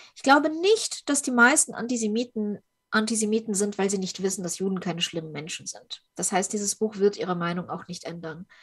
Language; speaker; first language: German; early bilingual, other home language; Ukrainian